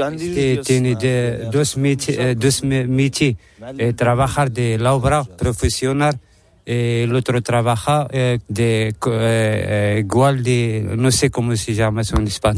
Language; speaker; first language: Spanish; non-native, learner; Arabic